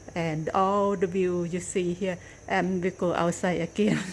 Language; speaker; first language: English; non-native, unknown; Thai